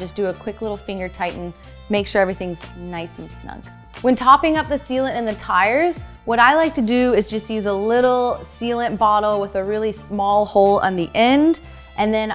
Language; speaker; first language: English; native; English